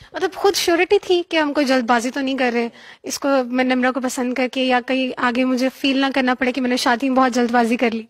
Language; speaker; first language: Urdu; native; Urdu